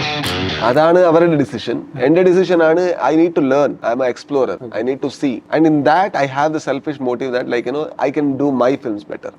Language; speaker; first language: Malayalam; non-native, learner; Kannada